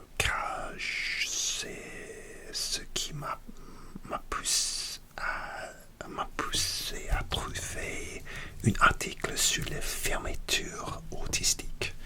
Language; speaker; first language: French; non-native, learner; English